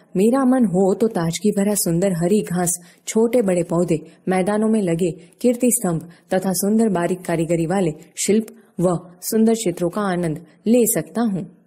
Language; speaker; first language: Hindi; non-native, local second language; Gujarati